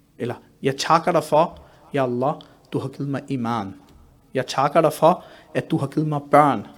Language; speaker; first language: Danish; early bilingual, other home language; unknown